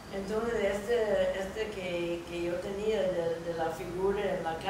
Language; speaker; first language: Spanish; non-native, fluent; English